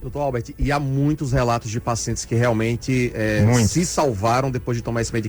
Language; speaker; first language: Portuguese; native; Portuguese